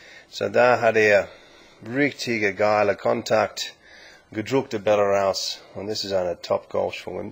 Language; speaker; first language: German; non-native, learner; English